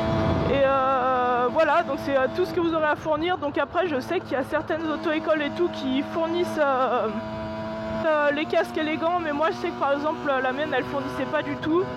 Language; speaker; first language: French; native; French